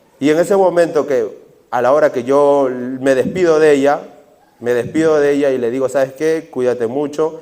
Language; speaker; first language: Spanish; native; Spanish